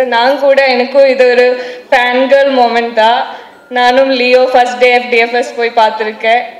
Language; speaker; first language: Tamil; non-native, learner; Malayalam